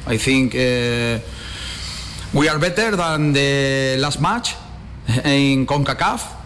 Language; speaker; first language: English; non-native, learner; Spanish